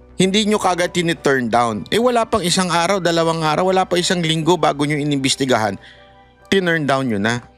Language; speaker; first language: Filipino; native; Filipino